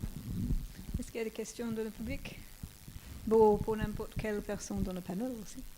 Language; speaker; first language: French; non-native, fluent; English